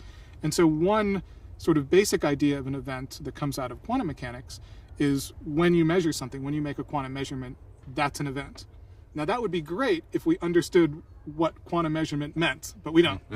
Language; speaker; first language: English; native; English